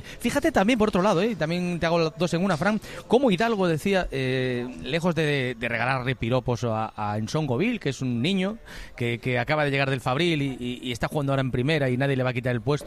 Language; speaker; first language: Spanish; native; Spanish